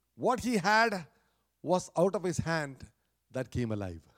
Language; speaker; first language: English; non-native, local second language; Malayalam